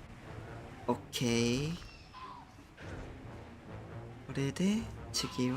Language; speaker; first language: Japanese; non-native, learner; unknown